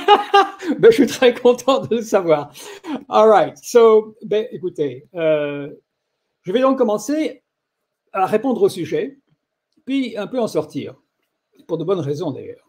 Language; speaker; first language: French; native; French